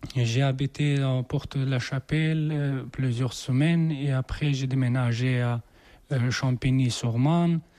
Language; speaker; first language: French; non-native, learner; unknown